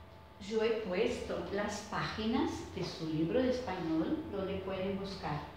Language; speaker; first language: Spanish; non-native, fluent; Portuguese